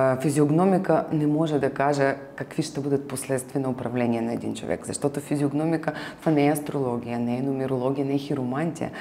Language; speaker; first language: Bulgarian; non-native, fluent; Ukrainian